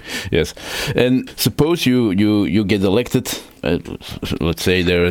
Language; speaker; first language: English; non-native, fluent; Dutch